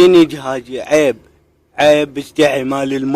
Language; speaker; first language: Arabic; native; Arabic